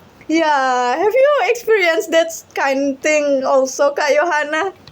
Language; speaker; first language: English; non-native, learner; Indonesian